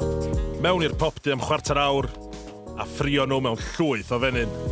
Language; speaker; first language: Welsh; native; Welsh